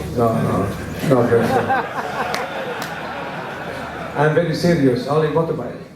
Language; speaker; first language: English; non-native, learner; Italian